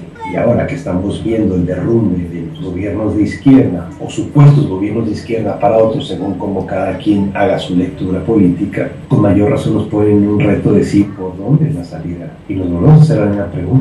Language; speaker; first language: Spanish; native; Spanish